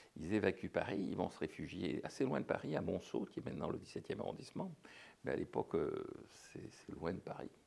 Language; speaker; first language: French; native; French